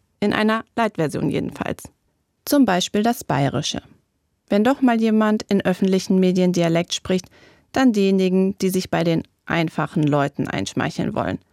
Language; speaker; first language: German; native; German